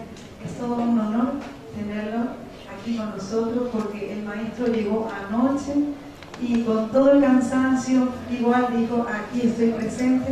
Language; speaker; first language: Spanish; native; Spanish